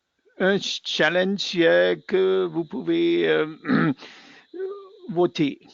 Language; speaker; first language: French; non-native, fluent; German